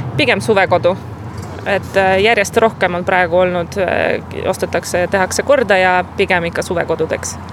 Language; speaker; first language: Estonian; non-native, local second language; Russian